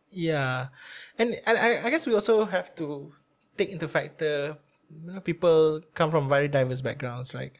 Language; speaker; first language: English; non-native, local second language; Malay